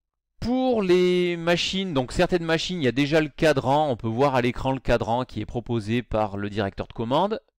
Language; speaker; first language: French; native; French